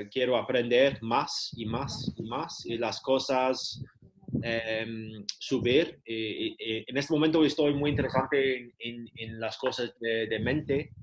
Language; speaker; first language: Spanish; non-native, learner; English